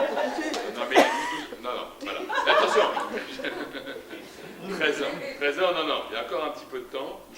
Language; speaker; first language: French; native; French